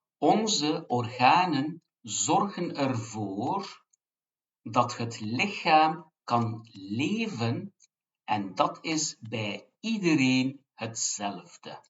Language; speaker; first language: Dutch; non-native, fluent; Turkish